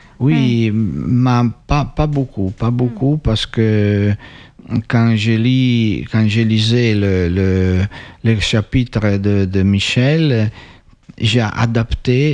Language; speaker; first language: French; non-native, learner; Italian